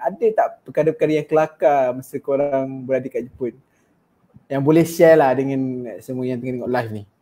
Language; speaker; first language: Malay; native; Malay